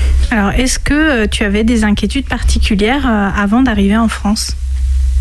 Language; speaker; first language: French; native; French